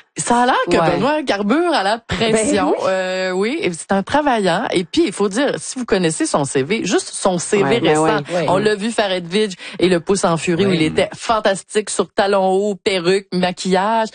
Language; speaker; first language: French; native; French